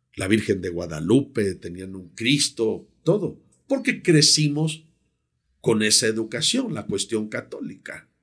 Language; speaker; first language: Spanish; native; Spanish